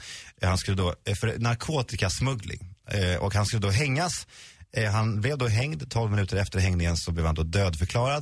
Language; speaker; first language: Swedish; native; Swedish